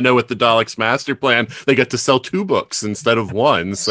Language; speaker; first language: English; native; English